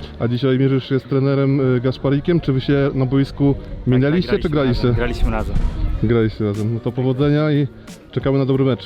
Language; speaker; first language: Polish; native; Polish